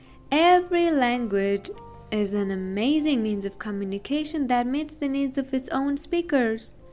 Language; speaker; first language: English; non-native, fluent; Persian